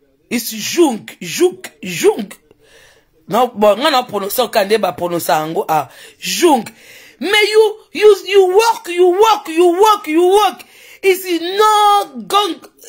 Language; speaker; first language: English; non-native, learner; Lingala